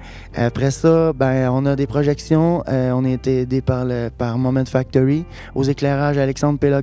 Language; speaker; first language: French; native; French